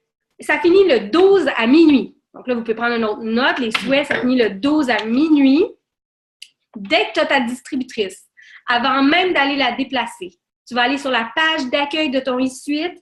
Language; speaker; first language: French; native; French